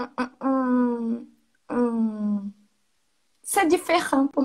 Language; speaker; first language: French; non-native, learner; Portuguese